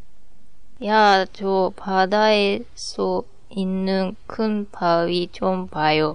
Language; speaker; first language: Korean; non-native, learner; Japanese